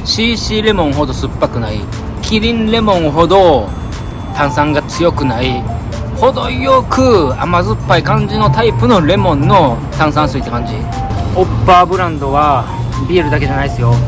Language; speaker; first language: Japanese; native; Japanese